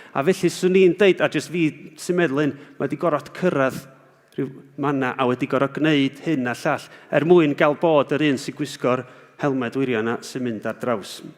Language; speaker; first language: Welsh; native; Welsh